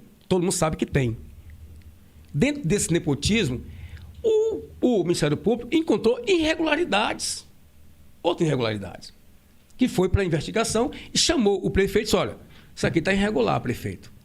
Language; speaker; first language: Portuguese; native; Portuguese